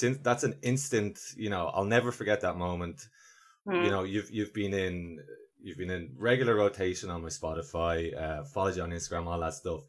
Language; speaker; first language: English; native; English